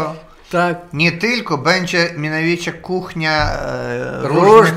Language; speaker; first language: Polish; non-native, learner; Russian